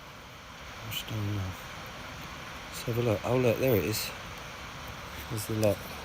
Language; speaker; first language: English; native; English